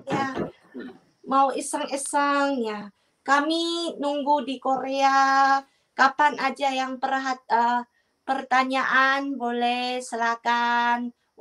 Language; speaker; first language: Indonesian; non-native, fluent; Korean